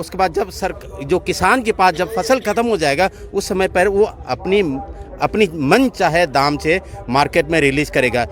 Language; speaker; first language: Hindi; non-native, local second language; Manipuri